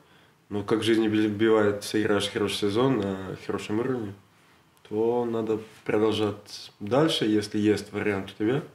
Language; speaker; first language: Russian; non-native, learner; Serbian